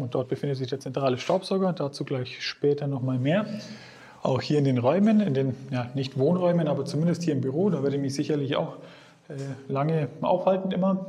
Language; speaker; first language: German; native; German